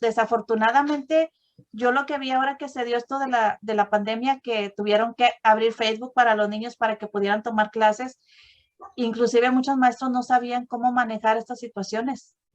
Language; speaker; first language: Spanish; native; Spanish